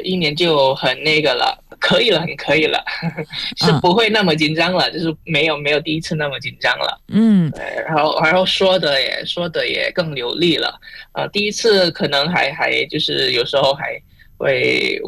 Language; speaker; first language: Chinese; non-native, fluent; Indonesian